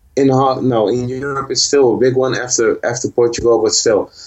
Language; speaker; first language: English; early bilingual, heritage; Dutch